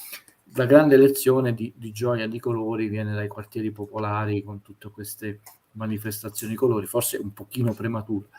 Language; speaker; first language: Italian; native; Italian